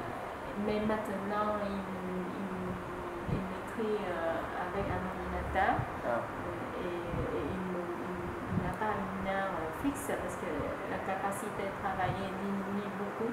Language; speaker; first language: French; non-native, fluent; Vietnamese